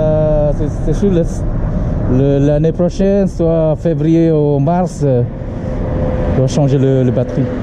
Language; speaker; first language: French; non-native, learner; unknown